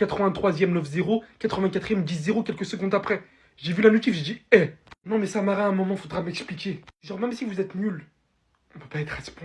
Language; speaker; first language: French; native; French